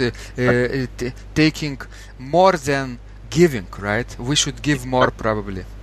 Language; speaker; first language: English; non-native, fluent; Lithuanian